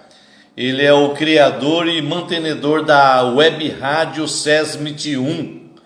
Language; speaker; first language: Portuguese; native; Portuguese